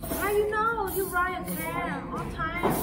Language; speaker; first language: English; non-native, learner; Vietnamese